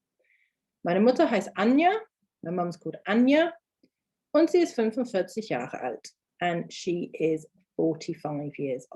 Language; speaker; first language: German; non-native, fluent; English